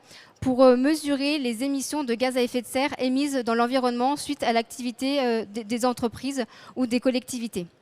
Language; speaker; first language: French; native; French